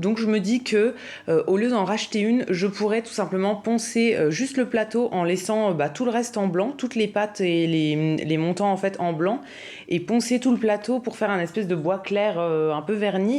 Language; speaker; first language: French; native; French